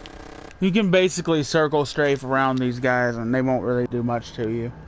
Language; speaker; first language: English; native; English